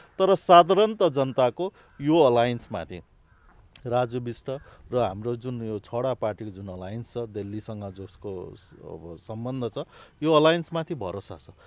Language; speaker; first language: Nepali; native; Nepali